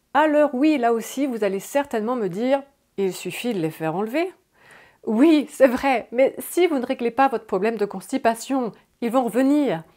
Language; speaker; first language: French; native; French